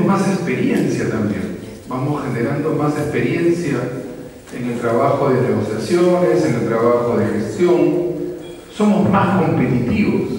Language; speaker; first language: Spanish; native; Spanish